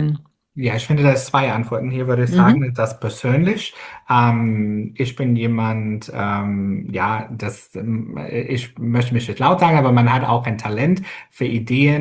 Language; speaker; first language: German; non-native, fluent; English